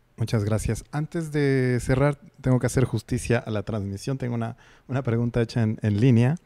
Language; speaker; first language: Spanish; native; Spanish